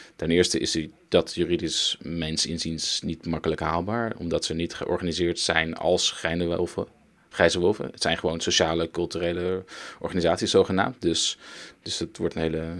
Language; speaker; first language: Dutch; early bilingual, other home language; Turkish